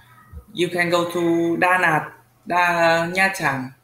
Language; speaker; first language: English; non-native, learner; Vietnamese